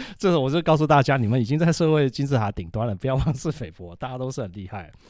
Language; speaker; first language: Chinese; native; Chinese